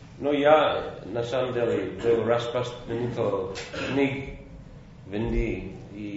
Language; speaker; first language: Russian; non-native, fluent; English